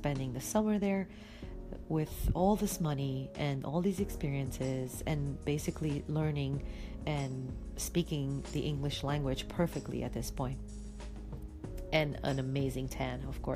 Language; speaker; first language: English; non-native, fluent; Romanian